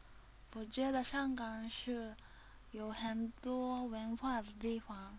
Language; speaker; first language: Chinese; non-native, learner; Japanese